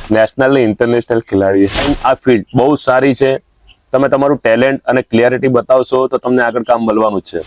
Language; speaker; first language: Gujarati; non-native, local second language; Sindhi